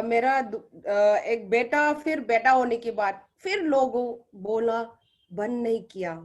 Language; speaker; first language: Hindi; non-native, local second language; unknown